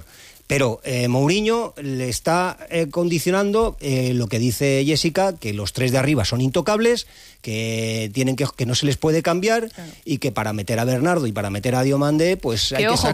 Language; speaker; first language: Spanish; native; Spanish